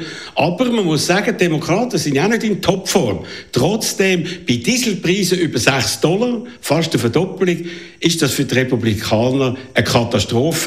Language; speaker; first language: German; native; German